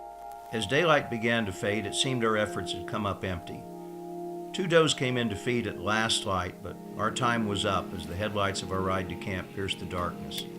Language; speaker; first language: English; native; English